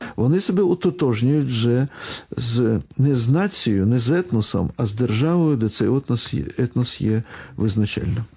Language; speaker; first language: Ukrainian; non-native, local second language; Russian